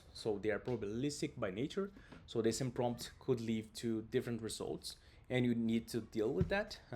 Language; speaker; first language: English; non-native, fluent; Portuguese